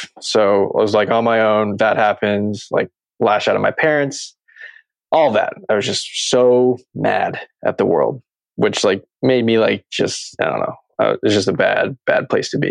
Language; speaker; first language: English; native; English